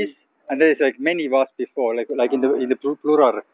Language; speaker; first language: English; non-native, learner; Estonian